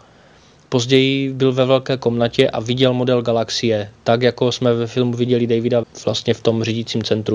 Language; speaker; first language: Czech; native; Czech